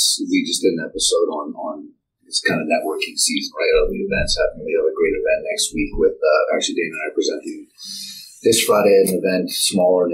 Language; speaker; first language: English; native; English